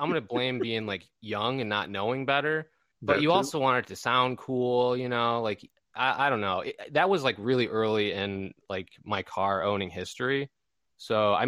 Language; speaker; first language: English; native; English